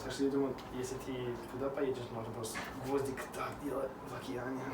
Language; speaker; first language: Russian; non-native, fluent; English